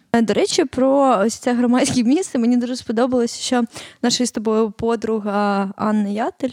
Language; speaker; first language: Ukrainian; native; Ukrainian